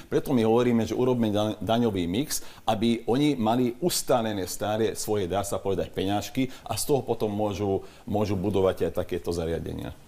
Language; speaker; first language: Slovak; non-native, local second language; Hungarian